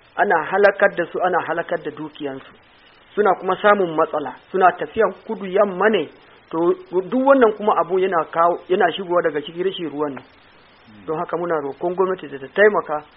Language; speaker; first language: Hausa; non-native, local second language; Fula